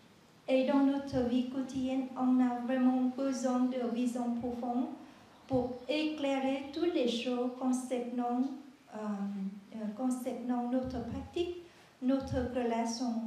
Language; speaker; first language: French; non-native, learner; Vietnamese